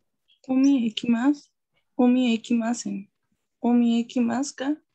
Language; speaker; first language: Japanese; non-native, learner; Spanish